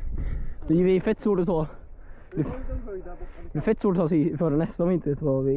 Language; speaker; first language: Swedish; native; Swedish